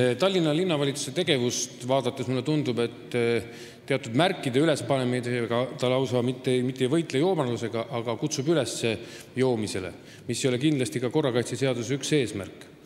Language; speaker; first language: Estonian; native; Estonian